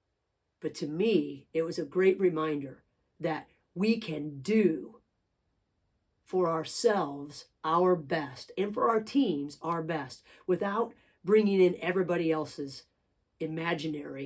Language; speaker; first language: English; native; English